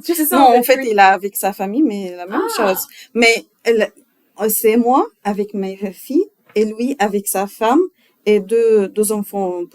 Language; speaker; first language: French; non-native, learner; Arabic